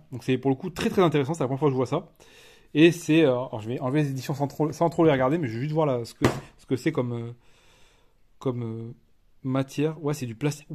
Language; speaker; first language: French; native; French